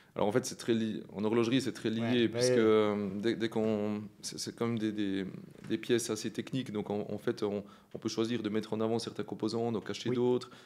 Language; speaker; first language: French; native; French